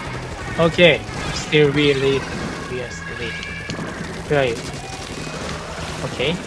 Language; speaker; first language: English; non-native, learner; Japanese